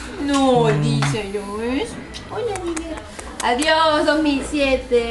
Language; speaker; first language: Spanish; native; Spanish